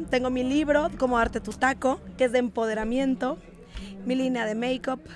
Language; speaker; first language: Spanish; native; Spanish